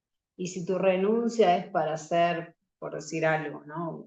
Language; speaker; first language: Spanish; native; Spanish